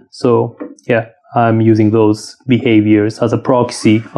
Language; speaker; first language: English; non-native, fluent; Japanese